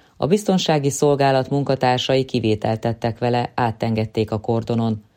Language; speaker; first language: Hungarian; native; Hungarian